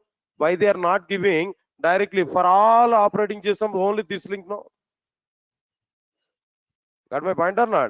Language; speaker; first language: English; non-native, local second language; Telugu